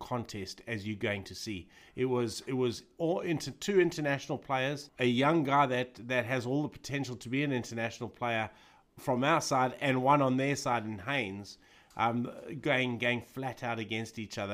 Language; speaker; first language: English; native; English